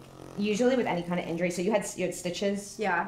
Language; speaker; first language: English; native; English